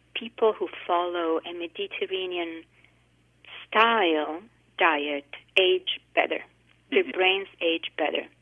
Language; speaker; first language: English; non-native, fluent; Italian